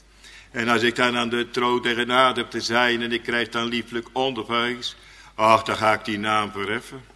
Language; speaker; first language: Dutch; native; Dutch